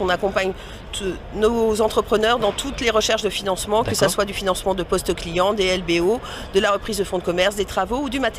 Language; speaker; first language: French; native; French